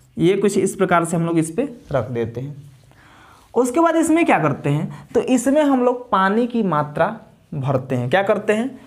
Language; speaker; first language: Hindi; native; Hindi